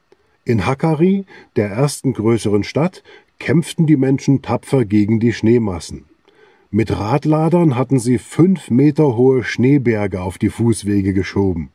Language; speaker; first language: German; native; German